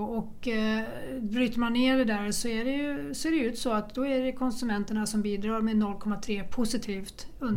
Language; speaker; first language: Swedish; native; Swedish